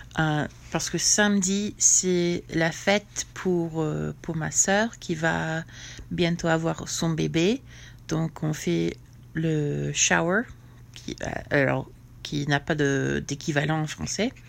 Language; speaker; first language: French; non-native, fluent; English